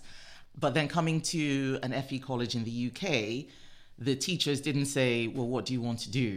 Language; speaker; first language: English; non-native, local second language; Yoruba